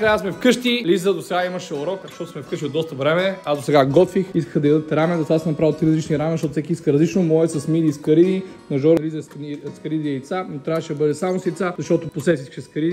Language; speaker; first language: Bulgarian; native; Bulgarian